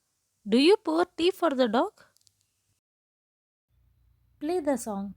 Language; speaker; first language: English; non-native, local second language; Tamil